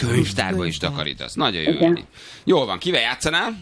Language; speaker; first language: Hungarian; native; Hungarian